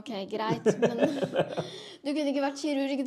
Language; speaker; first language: Norwegian; native; Norwegian